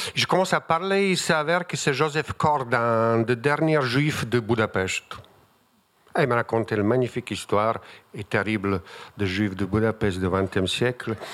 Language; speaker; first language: French; non-native, fluent; Bosnian